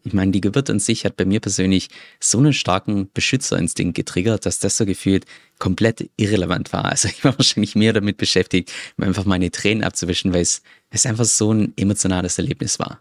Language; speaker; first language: German; native; German